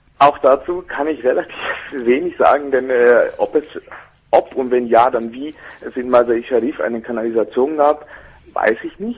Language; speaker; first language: German; native; German